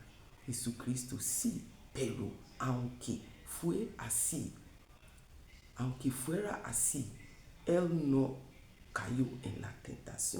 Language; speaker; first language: Spanish; non-native, fluent; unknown